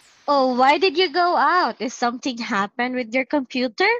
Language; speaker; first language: English; non-native, learner; Vietnamese